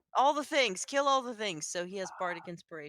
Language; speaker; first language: English; native; English